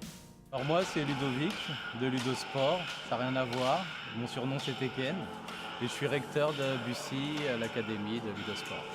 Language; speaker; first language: French; native; French